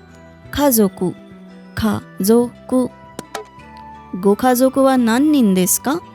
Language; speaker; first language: Japanese; non-native, fluent; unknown